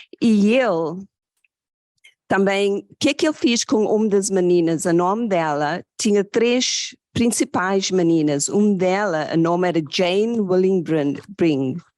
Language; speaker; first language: Portuguese; non-native, fluent; English